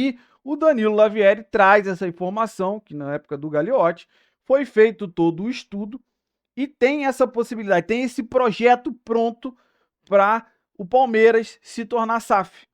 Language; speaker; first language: Portuguese; native; Portuguese